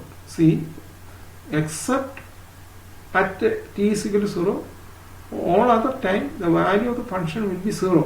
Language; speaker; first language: English; non-native, local second language; Malayalam